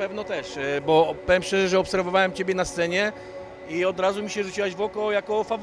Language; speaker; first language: Polish; native; Polish